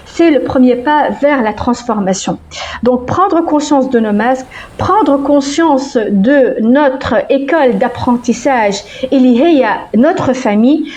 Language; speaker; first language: French; non-native, local second language; Arabic